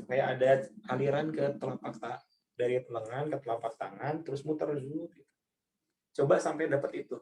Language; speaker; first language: Indonesian; native; Indonesian